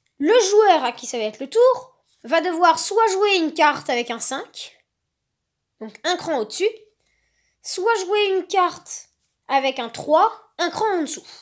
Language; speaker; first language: French; native; French